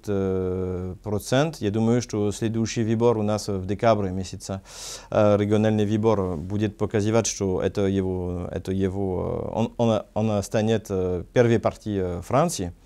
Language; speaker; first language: Russian; non-native, learner; French